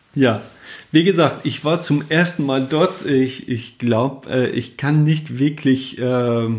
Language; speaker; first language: German; non-native, fluent; Persian